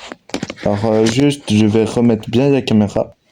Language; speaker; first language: French; native; French